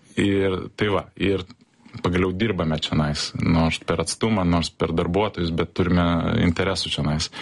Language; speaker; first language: Lithuanian; early bilingual, heritage; Lithuanian